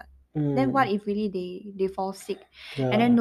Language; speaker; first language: English; non-native, local second language; Chinese